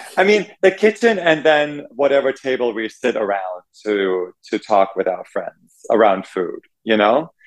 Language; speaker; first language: English; non-native, fluent; German